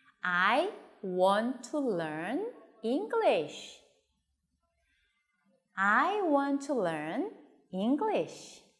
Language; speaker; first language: English; non-native, learner; Korean